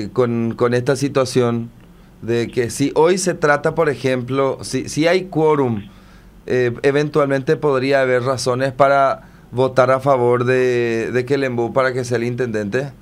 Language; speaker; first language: Spanish; native; Spanish